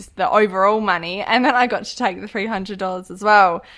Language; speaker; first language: English; native; English